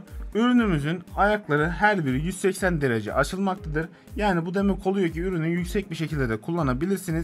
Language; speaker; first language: Turkish; native; Turkish